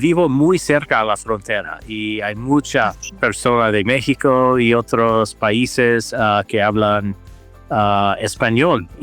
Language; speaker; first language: Spanish; non-native, learner; English